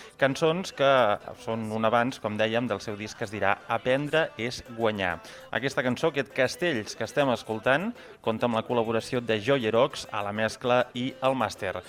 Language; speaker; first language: Catalan; native; Catalan